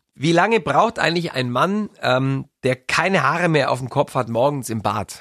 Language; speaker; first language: German; native; German